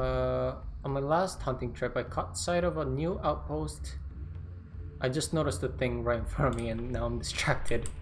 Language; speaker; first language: English; native; English